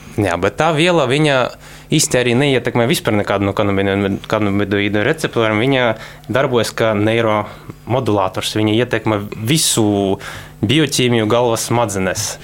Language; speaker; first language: Latvian; non-native, local second language; Russian